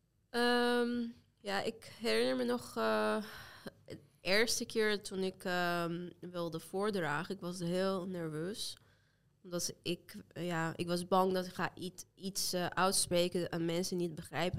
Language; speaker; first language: Dutch; non-native, fluent; Azerbaijani